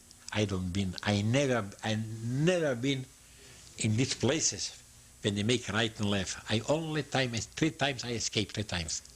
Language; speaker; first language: English; non-native, learner; Yiddish